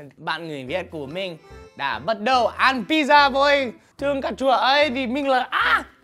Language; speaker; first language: Vietnamese; non-native, fluent; English